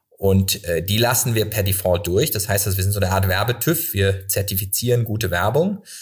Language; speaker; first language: German; native; German